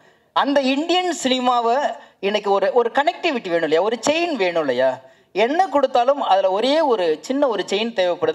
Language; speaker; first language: Tamil; native; Tamil